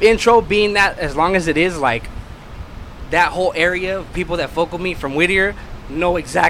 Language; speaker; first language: English; native; English